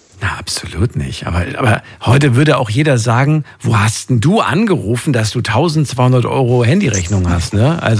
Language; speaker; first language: German; native; German